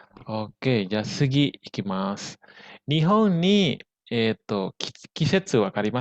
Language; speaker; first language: Japanese; non-native, fluent; Indonesian